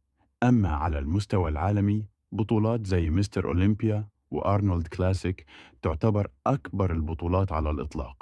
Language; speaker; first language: Arabic; native; Arabic